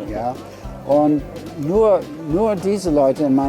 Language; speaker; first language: German; non-native, fluent; English